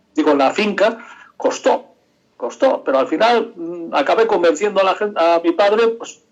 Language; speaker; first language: Spanish; non-native, local second language; Galician